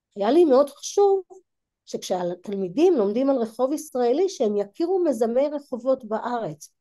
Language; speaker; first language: Hebrew; native; Hebrew